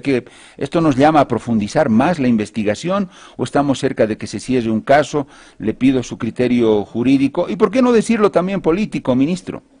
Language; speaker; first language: Spanish; native; Spanish